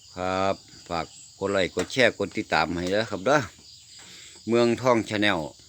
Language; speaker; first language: Thai; native; Thai